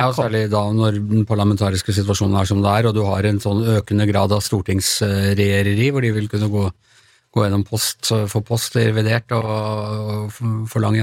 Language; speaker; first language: Norwegian; native; Norwegian